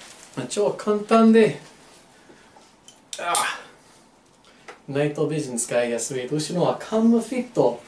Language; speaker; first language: Japanese; non-native, learner; English